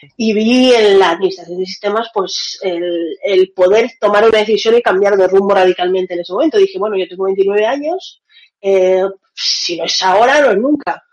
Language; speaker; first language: Spanish; early bilingual, other home language; Russian